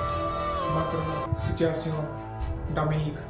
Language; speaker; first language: French; non-native, learner; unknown